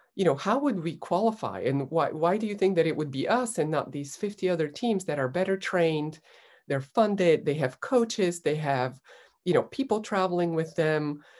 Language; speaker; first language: English; non-native, fluent; Bulgarian